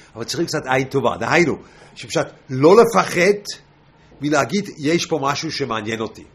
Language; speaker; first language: Hebrew; non-native, fluent; English